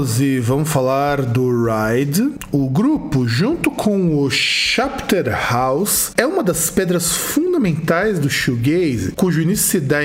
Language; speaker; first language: Portuguese; native; Portuguese